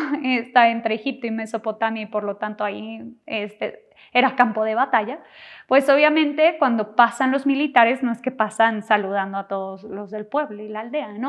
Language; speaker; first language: Spanish; native; Spanish